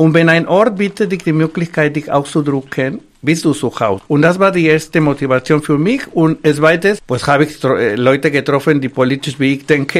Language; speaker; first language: German; non-native, fluent; Spanish